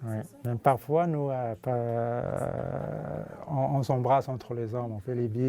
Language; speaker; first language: French; non-native, local second language; Arabic